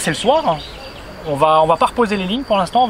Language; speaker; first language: French; native; French